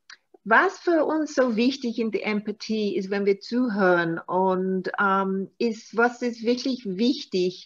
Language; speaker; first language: German; non-native, learner; Maltese